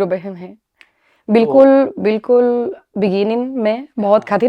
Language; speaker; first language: Hindi; non-native, learner; Spanish